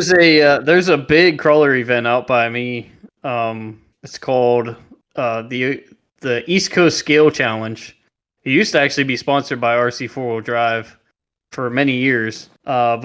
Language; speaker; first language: English; native; English